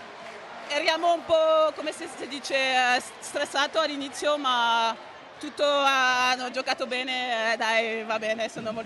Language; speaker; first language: Italian; non-native, learner; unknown